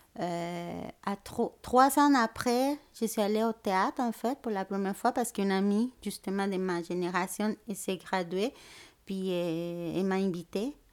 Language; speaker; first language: French; non-native, fluent; Spanish